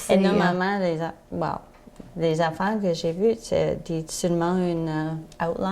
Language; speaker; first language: French; non-native, learner; English